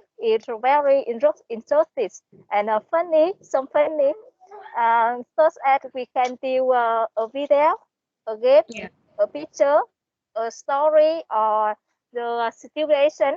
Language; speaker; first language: English; non-native, learner; Vietnamese